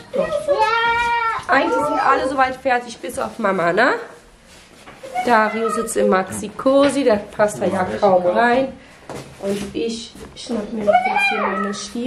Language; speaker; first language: German; native; German